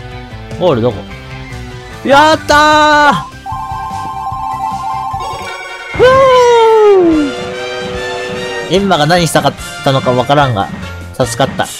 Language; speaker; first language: Japanese; native; Japanese